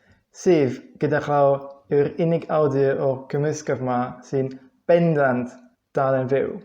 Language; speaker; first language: Welsh; non-native, fluent; Dutch